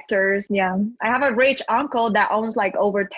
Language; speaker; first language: English; non-native, fluent; Spanish